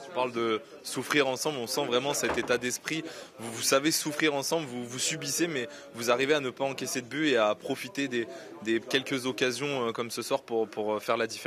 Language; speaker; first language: French; native; French